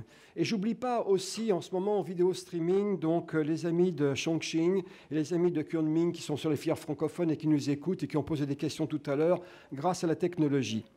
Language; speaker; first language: French; native; French